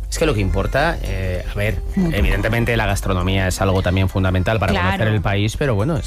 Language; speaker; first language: Spanish; native; Spanish